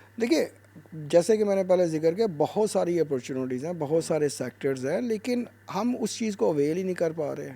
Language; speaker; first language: Urdu; native; Urdu